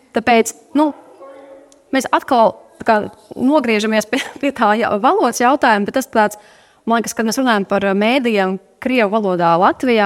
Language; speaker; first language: Latvian; non-native, local second language; Russian